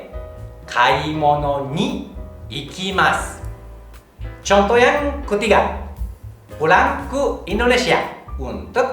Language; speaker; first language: Indonesian; non-native, fluent; Japanese